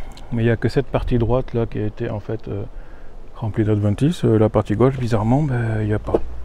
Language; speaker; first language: French; native; French